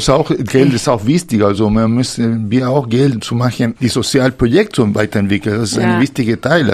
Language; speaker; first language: German; non-native, fluent; Spanish